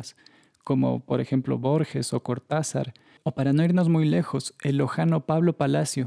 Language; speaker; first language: Spanish; native; Spanish